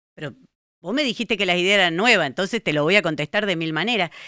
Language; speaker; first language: Spanish; native; Spanish